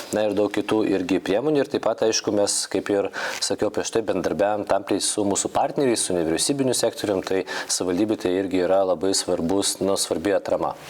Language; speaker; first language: Lithuanian; non-native, local second language; Polish